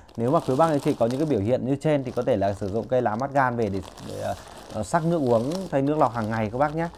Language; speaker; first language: Vietnamese; native; Vietnamese